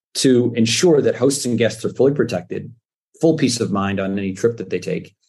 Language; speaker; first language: English; native; English